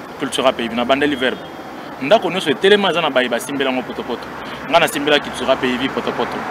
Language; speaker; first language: Lingala; native; Lingala